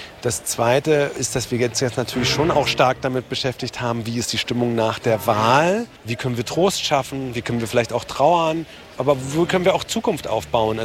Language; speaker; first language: German; native; German